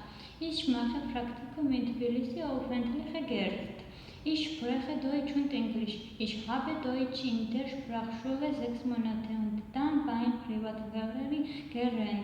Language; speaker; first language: German; non-native, learner; Georgian